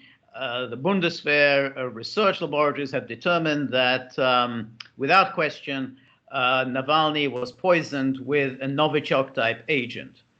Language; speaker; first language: English; native; English